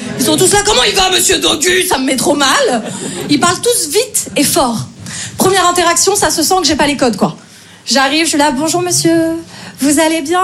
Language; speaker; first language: French; native; French